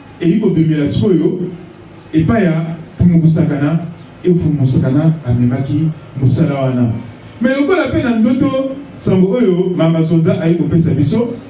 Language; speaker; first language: Lingala; non-native, local second language; Kongo